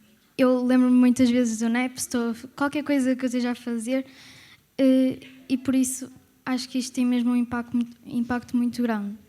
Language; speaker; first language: Portuguese; native; Portuguese